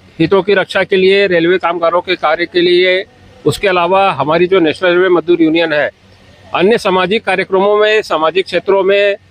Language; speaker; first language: Hindi; native; Hindi